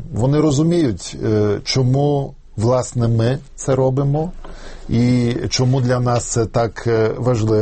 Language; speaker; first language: Ukrainian; non-native, fluent; Polish